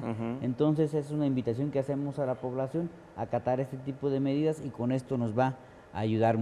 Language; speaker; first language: Spanish; native; Spanish